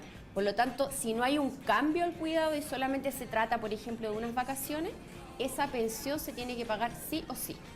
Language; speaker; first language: Spanish; native; Spanish